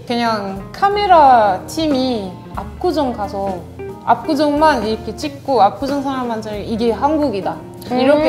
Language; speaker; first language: Korean; non-native, fluent; French